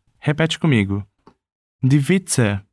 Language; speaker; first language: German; non-native, fluent; Portuguese